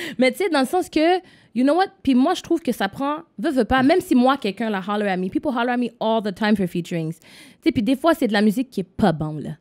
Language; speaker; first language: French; non-native, local second language; English